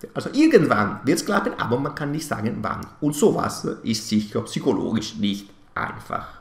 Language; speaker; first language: German; non-native, fluent; Italian